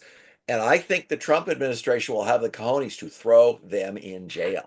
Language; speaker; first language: English; native; English